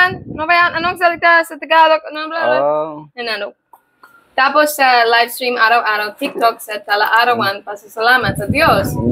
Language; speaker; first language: Filipino; non-native, learner; English